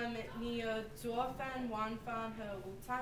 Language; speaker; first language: Chinese; non-native, learner; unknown